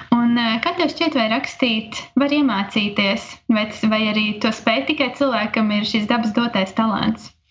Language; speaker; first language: Latvian; native; Latvian